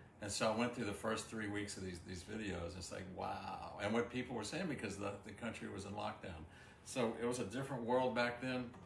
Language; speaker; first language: English; early bilingual, other home language; French